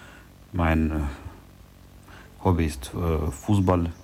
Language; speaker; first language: German; non-native, learner; Ukrainian